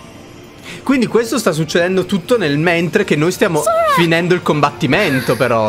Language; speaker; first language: Italian; native; Italian